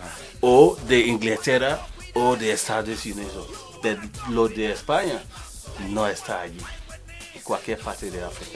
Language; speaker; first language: Spanish; non-native, learner; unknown